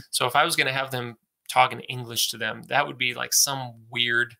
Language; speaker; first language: English; native; English